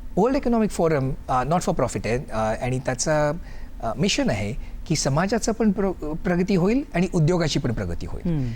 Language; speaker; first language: Marathi; native; Marathi